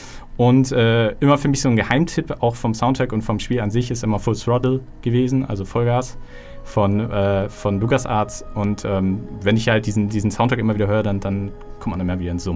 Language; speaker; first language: German; native; German